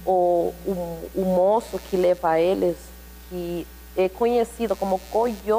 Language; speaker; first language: Portuguese; non-native, fluent; Spanish